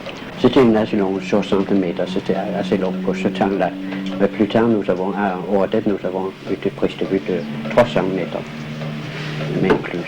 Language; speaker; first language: French; non-native, fluent; Danish